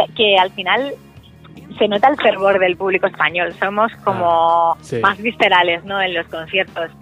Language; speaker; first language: Spanish; native; Spanish